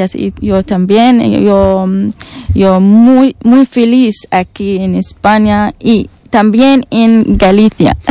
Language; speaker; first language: Spanish; non-native, learner; Arabic